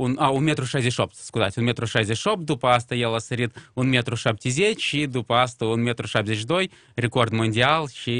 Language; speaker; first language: Romanian; non-native, local second language; Russian